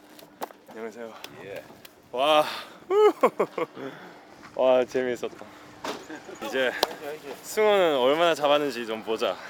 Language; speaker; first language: Korean; non-native, fluent; English